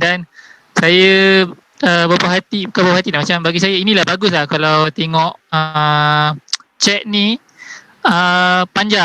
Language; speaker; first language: Malay; native; Malay